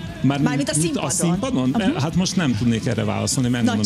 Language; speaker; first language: Hungarian; native; Hungarian